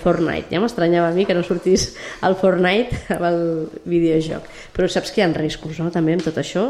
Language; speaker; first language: Catalan; native; Catalan